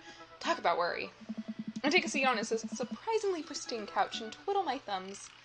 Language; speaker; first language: English; native; English